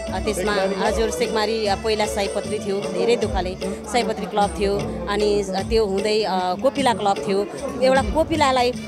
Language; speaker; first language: Nepali; non-native, local second language; Limbu